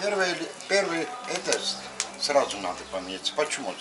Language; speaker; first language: Russian; non-native, local second language; Azerbaijani